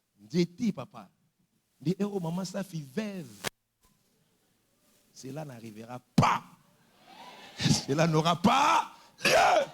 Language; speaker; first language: French; non-native, local second language; Lingala